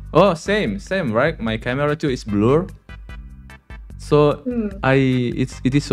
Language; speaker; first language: English; non-native, learner; Indonesian